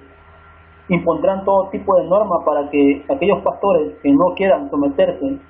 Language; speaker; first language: Spanish; native; Spanish